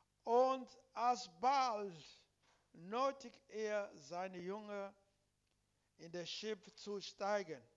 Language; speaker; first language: German; non-native, learner; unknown